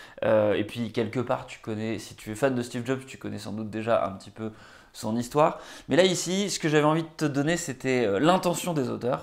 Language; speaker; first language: French; native; French